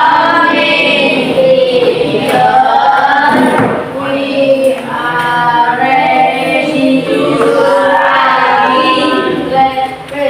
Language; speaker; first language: English; non-native, learner; Indonesian